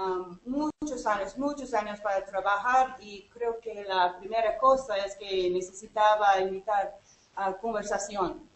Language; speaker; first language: Spanish; non-native, learner; English